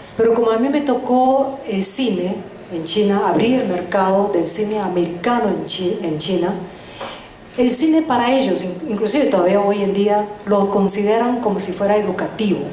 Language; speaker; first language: Spanish; early bilingual, other home language; Chinese